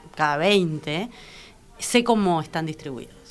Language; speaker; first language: Spanish; native; Spanish